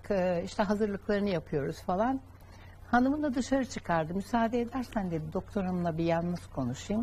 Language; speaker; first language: Turkish; native; Turkish